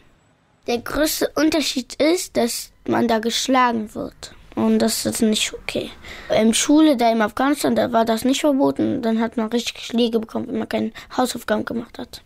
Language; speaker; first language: German; early bilingual, other home language; Pashto